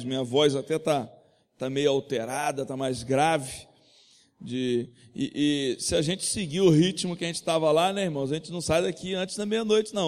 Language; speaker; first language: Portuguese; native; Portuguese